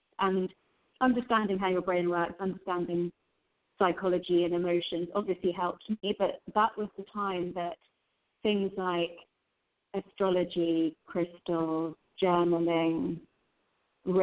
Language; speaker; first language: English; native; English